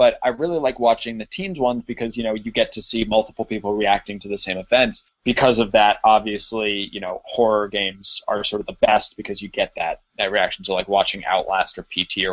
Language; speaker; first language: English; native; English